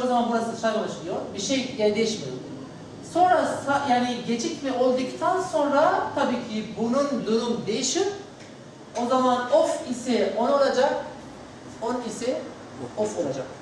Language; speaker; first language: Turkish; non-native, learner; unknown